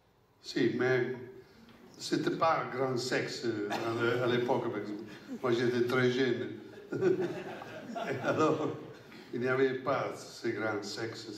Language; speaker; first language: French; non-native, fluent; Italian